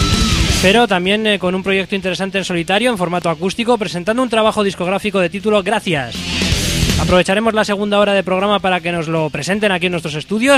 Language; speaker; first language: Spanish; native; Spanish